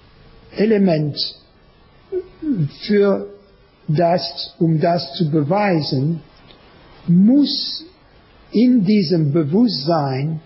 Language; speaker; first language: German; non-native, learner; French